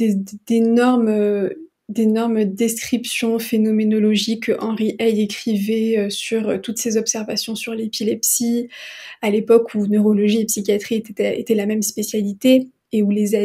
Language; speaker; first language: French; non-native, local second language; Arabic